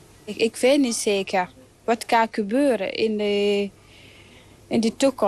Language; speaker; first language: Dutch; non-native, learner; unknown